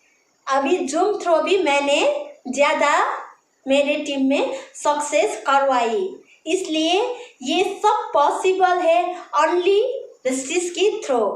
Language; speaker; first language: Hindi; non-native, local second language; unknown